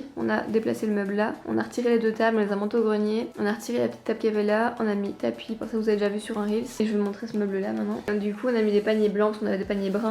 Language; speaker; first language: French; native; French